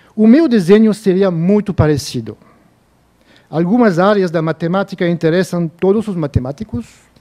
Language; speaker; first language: Portuguese; non-native, fluent; French